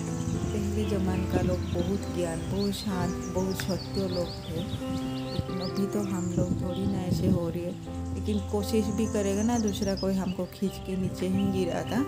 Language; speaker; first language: Hindi; non-native, local second language; Odia